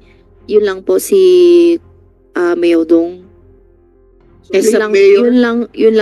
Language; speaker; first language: Filipino; non-native, learner; Chinese